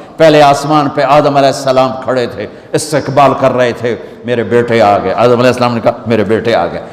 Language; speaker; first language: Urdu; non-native, local second language; Punjabi